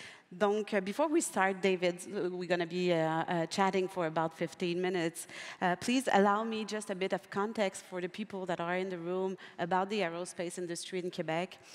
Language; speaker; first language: English; non-native, fluent; French